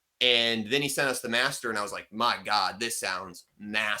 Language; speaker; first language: English; native; English